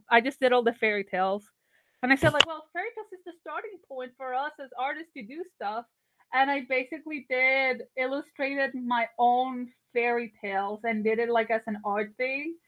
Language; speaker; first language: English; non-native, fluent; Spanish